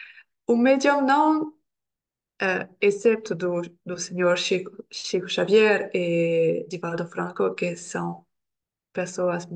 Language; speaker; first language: Portuguese; non-native, learner; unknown